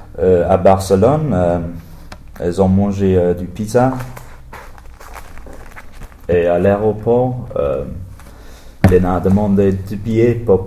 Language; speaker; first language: French; non-native, learner; English